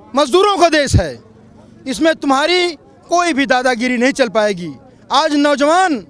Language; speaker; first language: Hindi; native; Hindi